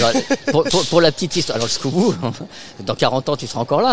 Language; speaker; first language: French; native; French